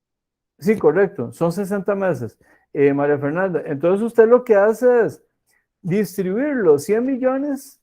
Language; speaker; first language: Spanish; native; Spanish